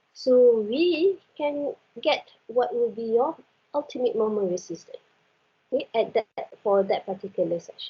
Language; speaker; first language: English; non-native, local second language; Malay